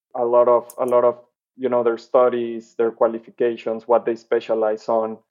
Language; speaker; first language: English; non-native, fluent; Spanish